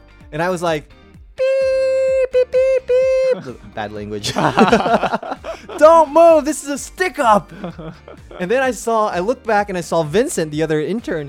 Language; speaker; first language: English; early bilingual, other home language; Chinese